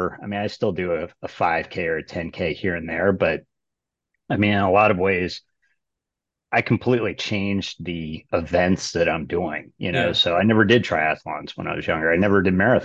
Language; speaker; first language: English; native; English